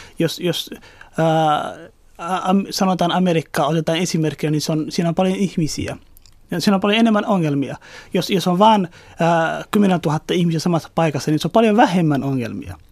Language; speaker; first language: Finnish; early bilingual, other home language; Somali